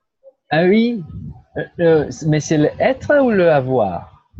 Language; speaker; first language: French; non-native, learner; Portuguese